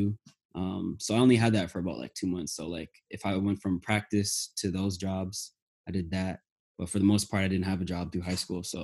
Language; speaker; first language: English; native; English